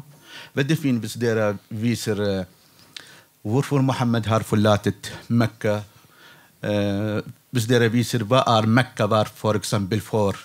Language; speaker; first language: Norwegian; non-native, fluent; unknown